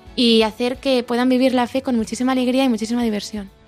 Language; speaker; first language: Spanish; native; Spanish